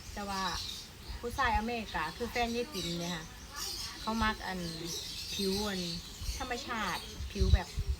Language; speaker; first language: Thai; non-native, local second language; Northeastern Thai